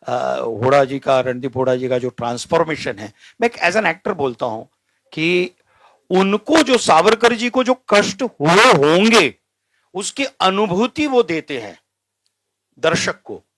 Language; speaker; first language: Hindi; native; Hindi